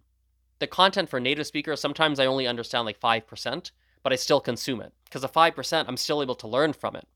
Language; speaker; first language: English; early bilingual, other home language; Gujarati